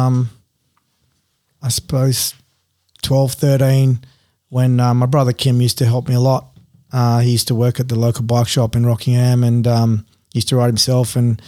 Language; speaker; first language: English; native; English